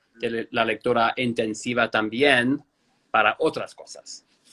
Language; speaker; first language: Spanish; non-native, fluent; English